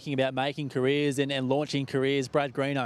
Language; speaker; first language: English; native; English